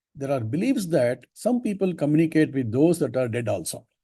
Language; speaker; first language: English; non-native, local second language; Kannada